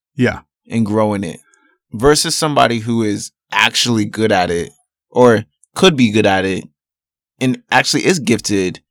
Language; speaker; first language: English; early bilingual, other home language; Yoruba